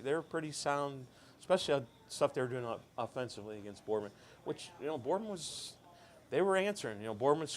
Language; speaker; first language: English; native; English